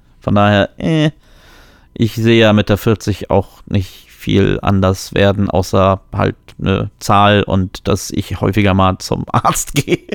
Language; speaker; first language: German; early bilingual, other home language; Polish